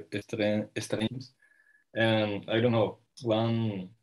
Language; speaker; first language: English; non-native, learner; Spanish